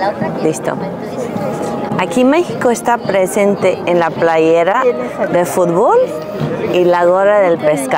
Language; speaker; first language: Spanish; non-native, fluent; English